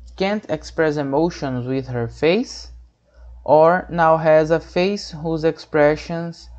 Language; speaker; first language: English; non-native, fluent; Portuguese